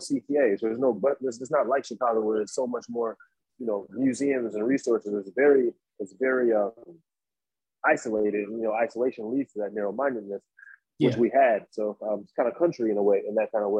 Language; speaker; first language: English; native; English